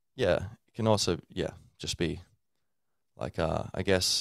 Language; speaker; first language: English; native; English